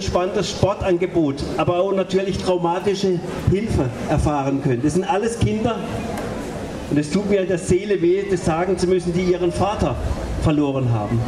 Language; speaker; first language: German; native; German